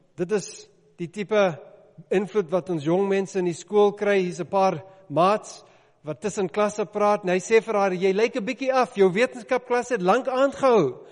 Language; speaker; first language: Afrikaans; non-native, local second language; English